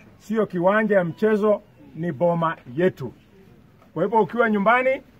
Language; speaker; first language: Swahili; non-native, local second language; Luyia